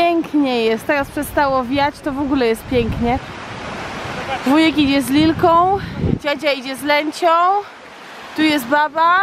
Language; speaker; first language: Polish; native; Polish